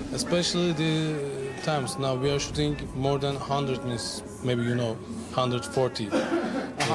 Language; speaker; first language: English; non-native, learner; Turkish